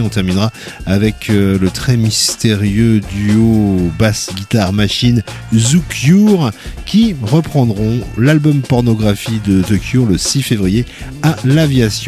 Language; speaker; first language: French; native; French